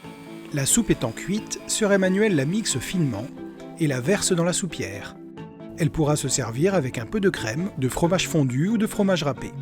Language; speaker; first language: French; native; French